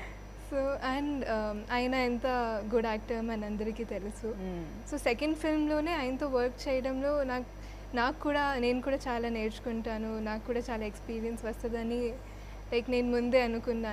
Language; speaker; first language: Telugu; non-native, learner; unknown